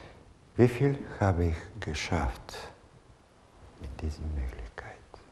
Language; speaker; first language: German; non-native, fluent; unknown